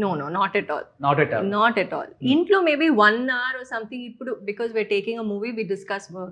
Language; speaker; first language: Telugu; non-native, local second language; Tamil